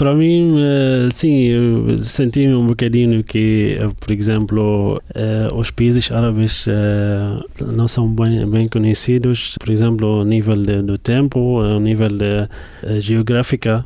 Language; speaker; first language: Portuguese; non-native, fluent; Arabic